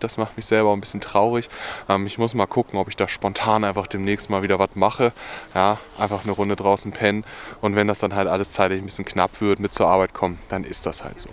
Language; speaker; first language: German; native; German